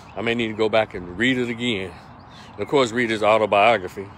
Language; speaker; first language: English; native; English